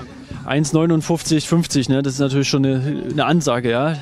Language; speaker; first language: German; native; German